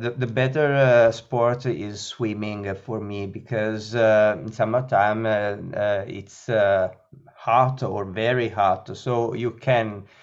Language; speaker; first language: English; non-native, learner; Italian